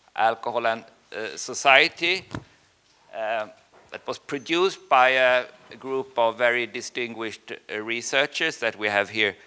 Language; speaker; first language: English; non-native, fluent; Swedish